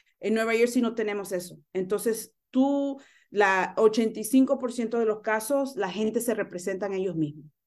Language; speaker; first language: Spanish; early bilingual, heritage; Spanish